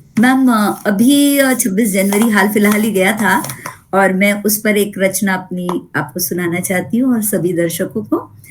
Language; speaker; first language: Hindi; native; Hindi